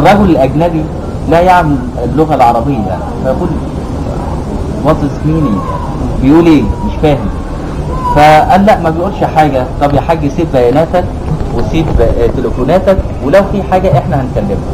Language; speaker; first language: Arabic; native; Arabic